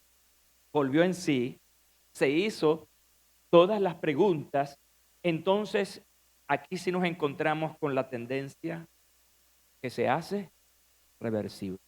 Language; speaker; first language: Spanish; native; Spanish